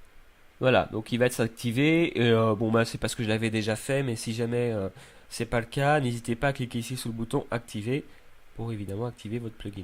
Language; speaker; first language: French; native; French